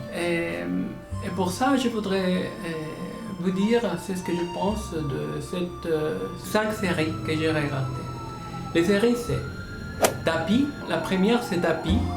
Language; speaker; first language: French; non-native, learner; Spanish